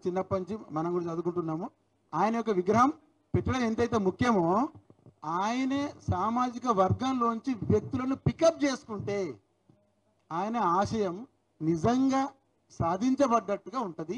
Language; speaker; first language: Telugu; native; Telugu